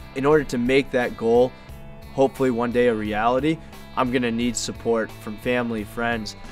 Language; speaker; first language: English; native; English